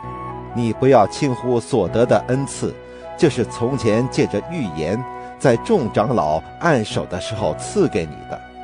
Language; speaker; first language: Chinese; native; Chinese